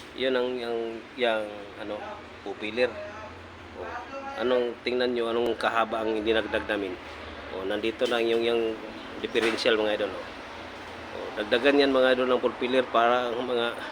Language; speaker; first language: Filipino; non-native, local second language; Bikol